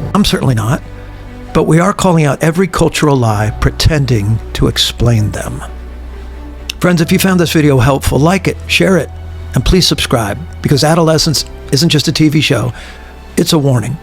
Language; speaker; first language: English; native; English